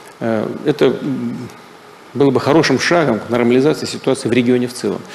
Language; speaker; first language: Russian; native; Russian